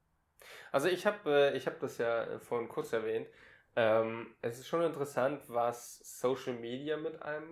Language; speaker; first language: German; native; German